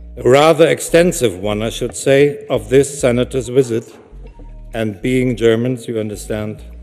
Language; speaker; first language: English; non-native, fluent; German